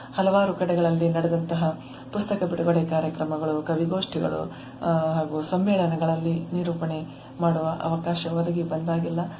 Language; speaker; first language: Kannada; native; Kannada